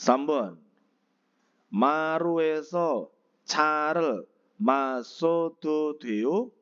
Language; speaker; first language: Korean; non-native, fluent; Indonesian